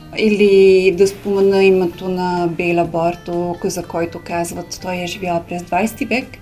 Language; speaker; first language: Bulgarian; early bilingual, heritage; Hungarian